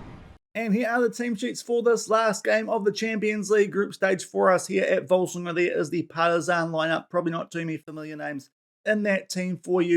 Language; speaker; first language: English; native; English